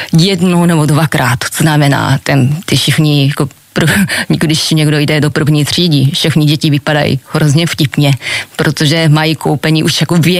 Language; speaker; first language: Czech; non-native, fluent; Japanese